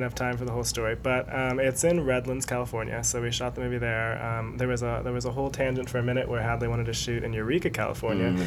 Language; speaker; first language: English; native; English